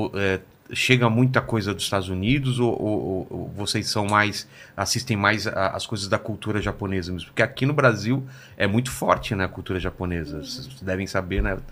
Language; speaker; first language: Portuguese; native; Portuguese